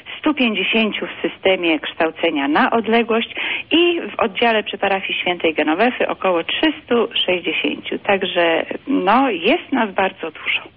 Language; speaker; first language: Polish; native; Polish